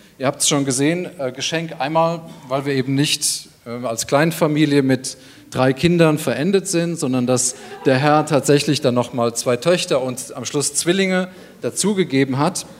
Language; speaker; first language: German; native; German